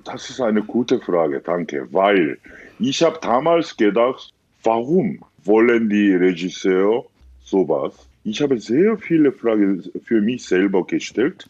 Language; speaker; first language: German; non-native, fluent; Korean